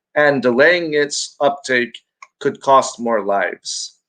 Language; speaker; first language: English; non-native, local second language; Filipino